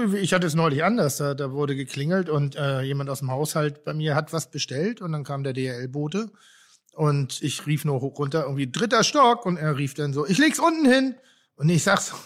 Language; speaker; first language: German; native; German